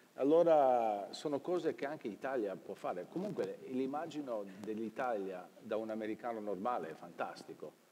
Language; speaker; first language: Italian; early bilingual, heritage; Italian